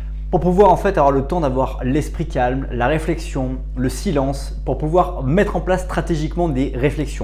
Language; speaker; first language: French; native; French